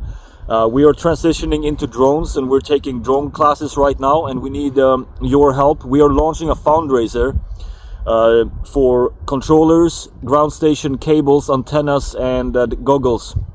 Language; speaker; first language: English; non-native, fluent; Swedish